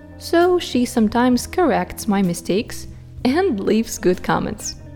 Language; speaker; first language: English; non-native, fluent; Ukrainian